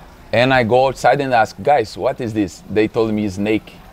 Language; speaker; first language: English; non-native, learner; Portuguese